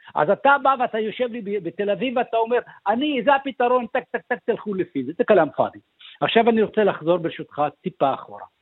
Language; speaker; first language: Hebrew; non-native, local second language; Arabic